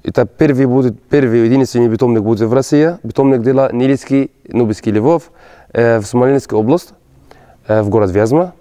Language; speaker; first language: Russian; non-native, learner; Arabic